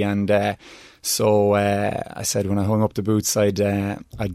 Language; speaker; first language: English; native; English